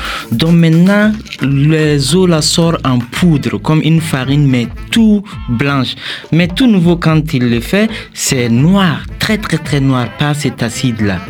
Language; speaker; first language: French; non-native, local second language; Mossi